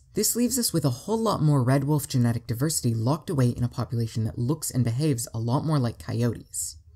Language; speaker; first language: English; native; English